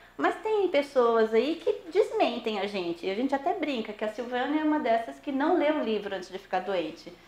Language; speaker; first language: Portuguese; native; Portuguese